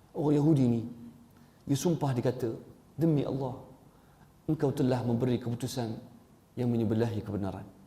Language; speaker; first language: Malay; non-native, fluent; Arabic